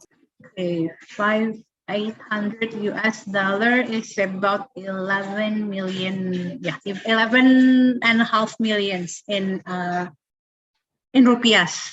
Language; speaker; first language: English; non-native, fluent; Indonesian